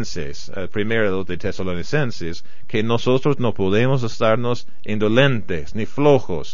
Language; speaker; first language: Spanish; non-native, fluent; English